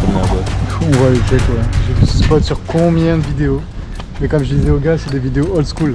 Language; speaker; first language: French; native; French